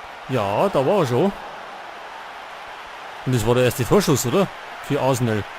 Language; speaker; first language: German; native; German